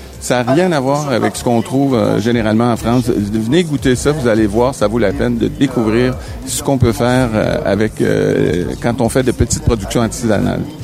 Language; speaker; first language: French; native; French